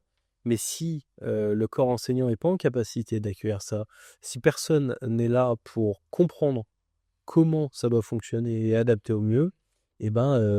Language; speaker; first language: French; native; French